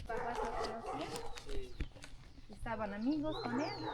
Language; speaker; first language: Spanish; non-native, learner; French